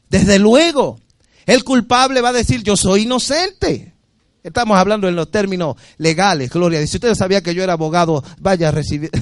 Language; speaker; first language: Spanish; native; Spanish